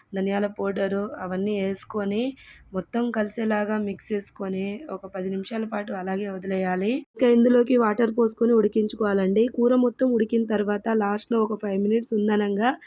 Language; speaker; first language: Telugu; native; Telugu